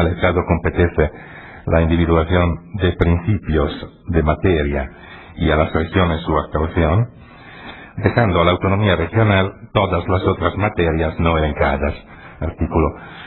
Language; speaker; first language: Spanish; non-native, fluent; Italian